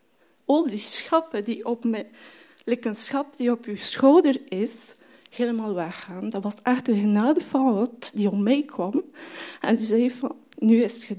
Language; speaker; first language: Dutch; non-native, fluent; French